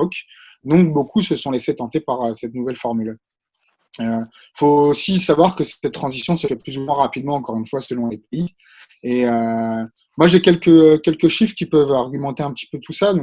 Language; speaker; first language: French; native; French